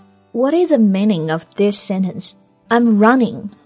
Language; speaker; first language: English; non-native, fluent; Chinese